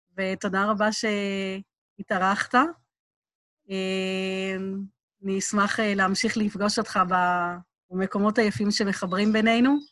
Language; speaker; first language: Hebrew; native; Hebrew